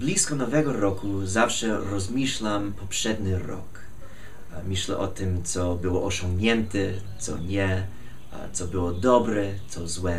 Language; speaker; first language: Polish; non-native, fluent; English